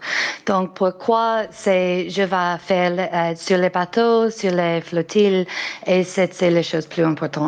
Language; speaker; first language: French; non-native, learner; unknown